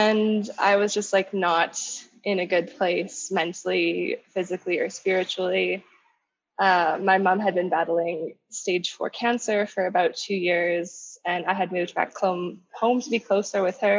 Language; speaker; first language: English; native; English